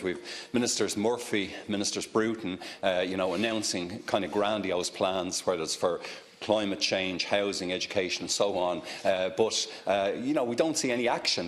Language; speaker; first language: English; native; English